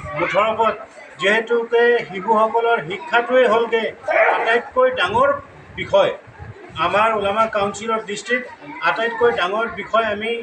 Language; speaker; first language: Assamese; non-native, local second language; Bangla